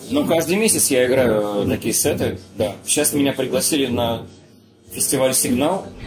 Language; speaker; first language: Russian; native; Russian